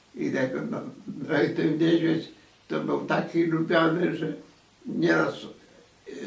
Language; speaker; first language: Polish; native; Polish